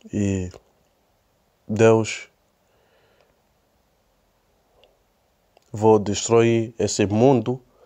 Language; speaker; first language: Portuguese; non-native, learner; Spanish